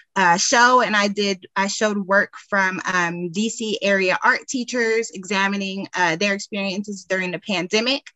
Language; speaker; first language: English; native; English